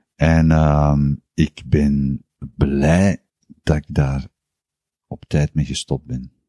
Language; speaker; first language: Dutch; native; Dutch